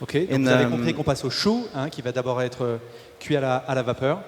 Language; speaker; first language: French; native; French